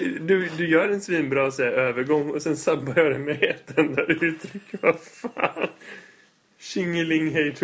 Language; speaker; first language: Swedish; native; Swedish